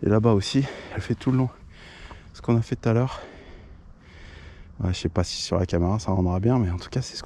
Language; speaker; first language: French; native; French